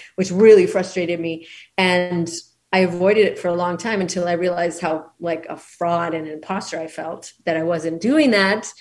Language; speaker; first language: English; native; English